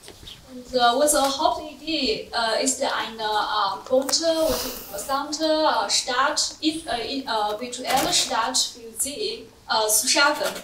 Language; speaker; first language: German; non-native, learner; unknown